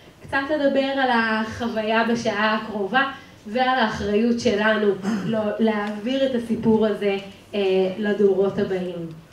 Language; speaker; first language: Hebrew; native; Hebrew